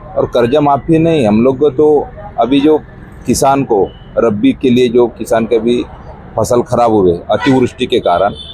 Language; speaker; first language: Hindi; non-native, local second language; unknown